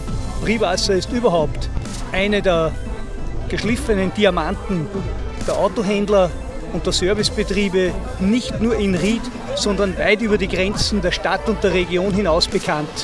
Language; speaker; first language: German; native; German